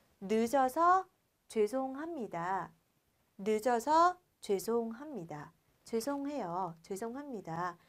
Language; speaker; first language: Korean; non-native, fluent; Vietnamese